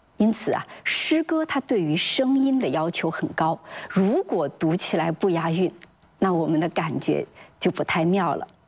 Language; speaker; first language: Chinese; native; Chinese